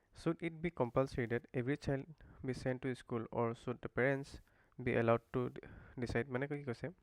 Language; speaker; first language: English; non-native, local second language; Assamese